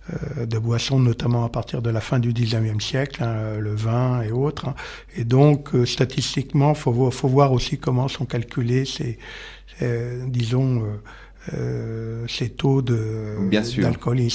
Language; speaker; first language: French; native; French